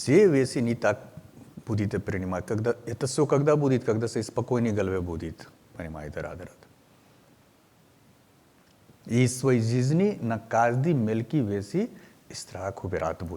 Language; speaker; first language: Russian; non-native, learner; Hindi